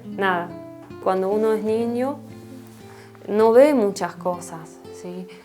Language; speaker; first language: Spanish; non-native, fluent; Russian